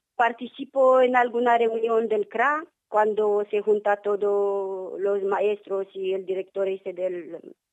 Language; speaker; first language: Spanish; non-native, learner; Romanian